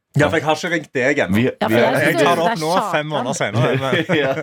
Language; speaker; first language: Norwegian; native; Norwegian